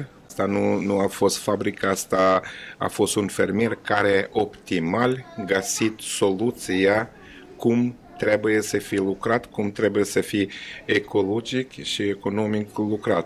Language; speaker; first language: Romanian; non-native, learner; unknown